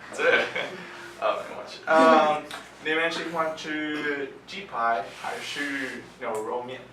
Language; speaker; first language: Chinese; non-native, learner; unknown